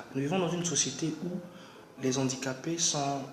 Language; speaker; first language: French; non-native, local second language; Lingala